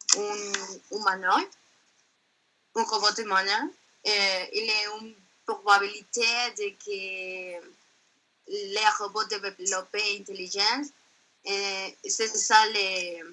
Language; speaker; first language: French; non-native, learner; Spanish